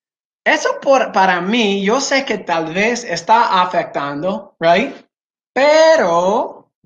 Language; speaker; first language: Spanish; non-native, fluent; English